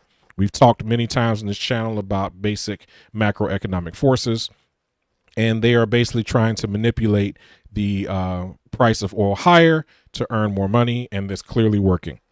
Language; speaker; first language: English; native; English